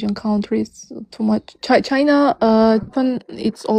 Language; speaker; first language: English; non-native, learner; Armenian